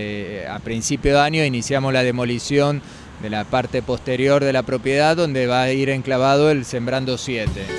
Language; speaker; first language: Spanish; native; Spanish